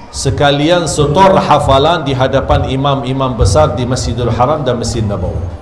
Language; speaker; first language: Malay; non-native, fluent; Arabic